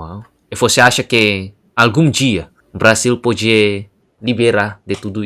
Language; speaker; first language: Portuguese; non-native, fluent; Indonesian